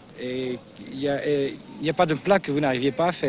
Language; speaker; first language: French; native; French